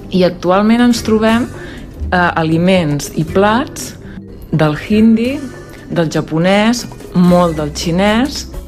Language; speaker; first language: Catalan; native; Catalan